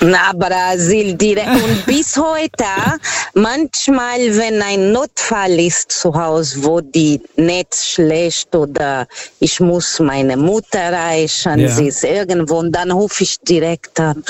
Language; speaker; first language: German; non-native, fluent; Portuguese